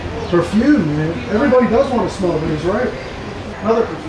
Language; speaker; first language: English; native; English